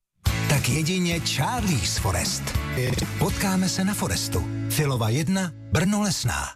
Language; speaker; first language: Czech; native; Czech